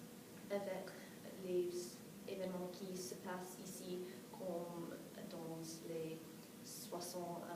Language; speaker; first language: French; non-native, fluent; English